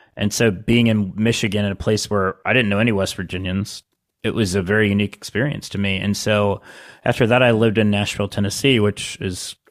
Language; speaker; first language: English; native; English